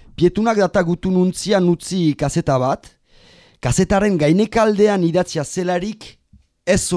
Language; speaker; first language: Basque; native; Basque